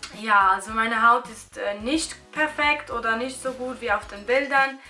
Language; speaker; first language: German; early bilingual, other home language; Albanian